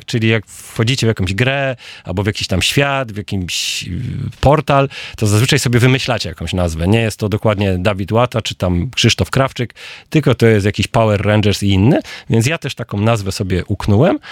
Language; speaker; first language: Polish; native; Polish